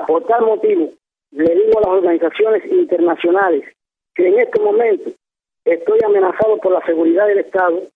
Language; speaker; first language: Spanish; native; Spanish